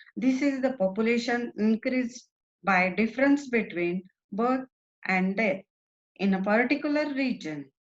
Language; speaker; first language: English; non-native, local second language; Marathi